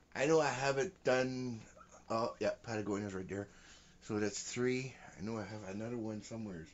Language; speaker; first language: English; early bilingual, other home language; French